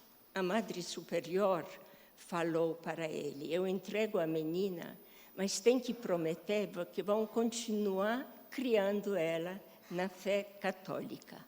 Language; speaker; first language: Portuguese; non-native, fluent; Polish